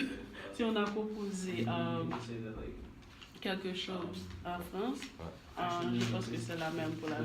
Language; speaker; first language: French; non-native, learner; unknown